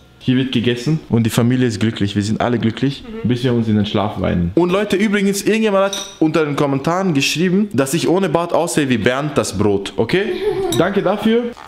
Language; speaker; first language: German; early bilingual, other home language; Persian